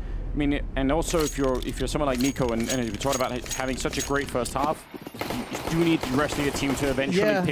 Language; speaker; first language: English; native; English